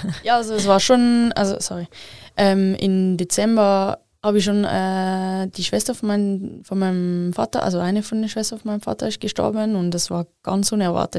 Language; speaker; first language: German; non-native, local second language; French